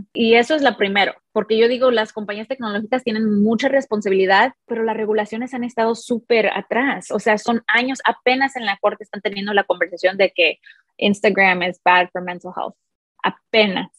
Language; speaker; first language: Spanish; early bilingual, heritage; Spanish